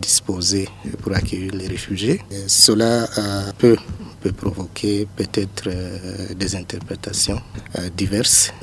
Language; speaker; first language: French; non-native, local second language; Rundi